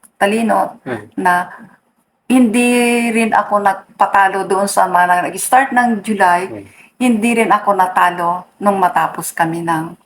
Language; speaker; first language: Filipino; non-native, local second language; Iloko